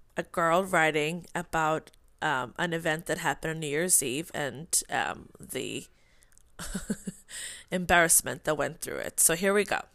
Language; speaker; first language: English; non-native, fluent; Swedish